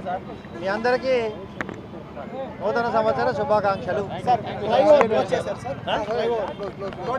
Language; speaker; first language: Telugu; native; Telugu